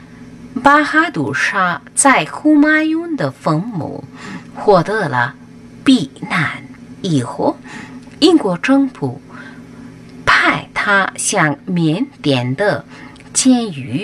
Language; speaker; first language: Chinese; non-native, fluent; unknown